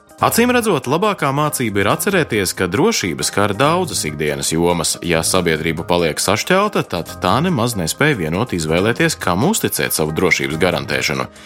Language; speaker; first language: Latvian; early bilingual, heritage; Latvian